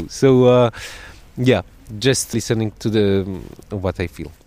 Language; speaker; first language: English; non-native, fluent; Serbian